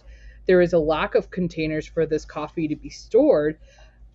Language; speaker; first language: English; native; English